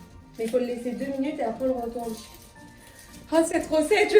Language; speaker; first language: French; native; French